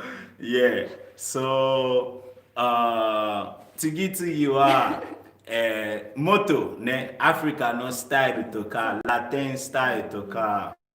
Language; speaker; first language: Japanese; non-native, learner; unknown